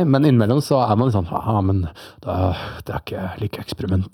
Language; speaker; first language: Norwegian; native; Norwegian